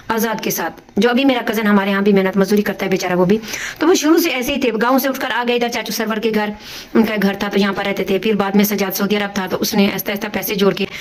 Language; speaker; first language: Hindi; native; Hindi